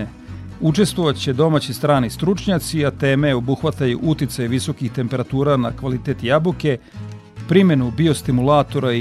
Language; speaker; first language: Serbian; native; Serbian